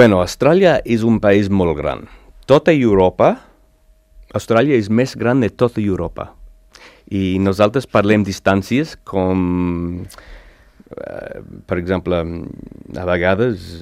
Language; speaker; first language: Catalan; non-native, learner; English